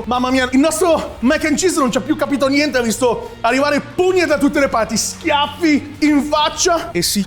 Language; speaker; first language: Italian; native; Italian